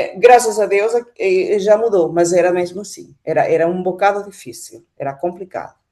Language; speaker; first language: Portuguese; non-native, fluent; Spanish